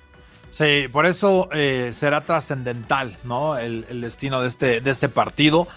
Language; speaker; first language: Spanish; native; Spanish